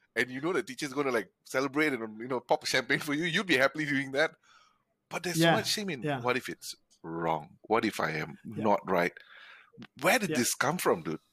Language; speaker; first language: English; non-native, local second language; Tamil